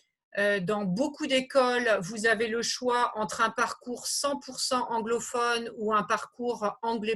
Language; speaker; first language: French; native; French